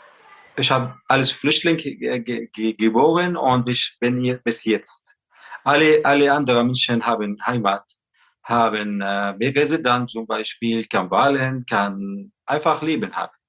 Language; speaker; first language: German; non-native, learner; Arabic